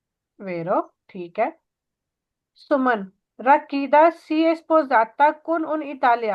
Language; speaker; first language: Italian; non-native, fluent; Urdu